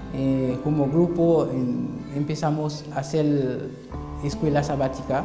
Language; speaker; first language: Spanish; non-native, learner; Haitian Creole